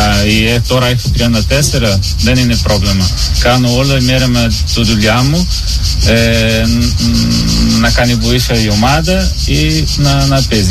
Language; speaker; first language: Greek; non-native, learner; Portuguese